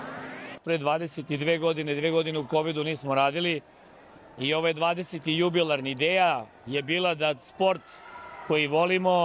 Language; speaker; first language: Serbian; native; Serbian